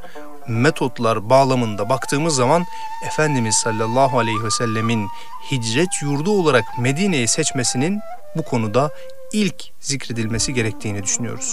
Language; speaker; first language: Turkish; native; Turkish